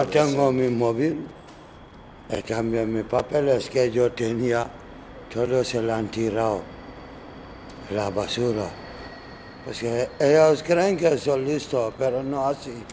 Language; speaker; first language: Spanish; non-native, learner; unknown